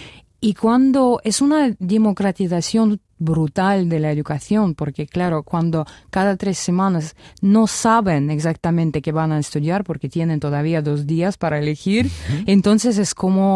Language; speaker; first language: Spanish; non-native, fluent; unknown